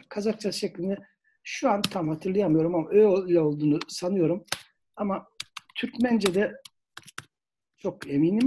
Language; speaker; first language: Turkish; native; Turkish